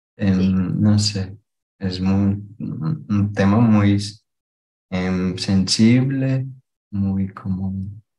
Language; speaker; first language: Spanish; non-native, fluent; Portuguese